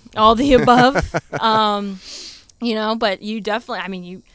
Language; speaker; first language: English; native; English